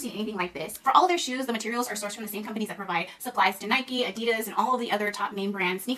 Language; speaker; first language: English; native; English